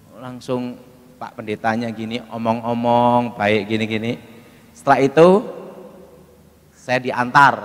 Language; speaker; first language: Indonesian; native; Indonesian